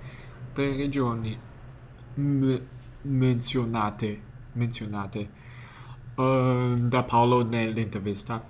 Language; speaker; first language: Italian; non-native, learner; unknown